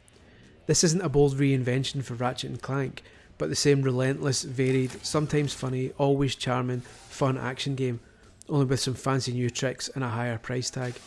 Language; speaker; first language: English; native; English